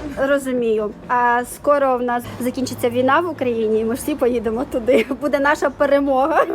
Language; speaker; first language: Ukrainian; non-native, local second language; Russian